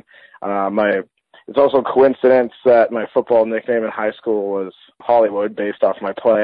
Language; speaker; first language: English; native; English